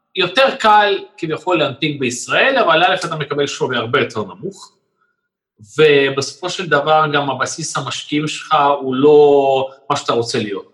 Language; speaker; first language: Hebrew; non-native, fluent; Russian